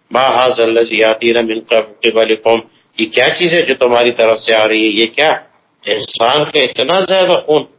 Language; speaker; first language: Urdu; non-native, local second language; Pashto